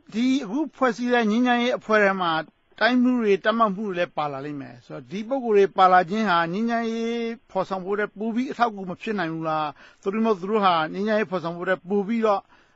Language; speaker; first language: Burmese; native; Burmese